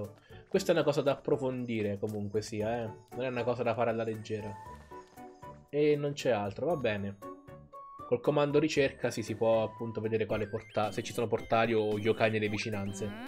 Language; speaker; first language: Italian; native; Italian